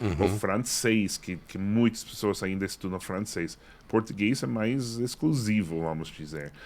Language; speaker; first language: Portuguese; non-native, fluent; English